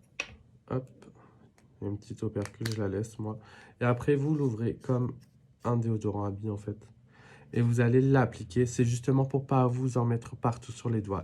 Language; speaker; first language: French; native; French